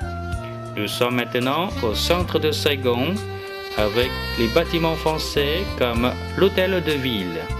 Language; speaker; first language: French; non-native, fluent; Vietnamese